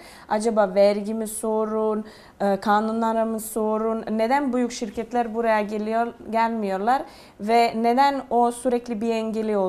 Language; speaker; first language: Turkish; non-native, fluent; Serbian